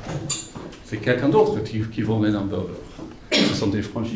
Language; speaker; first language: French; non-native, fluent; English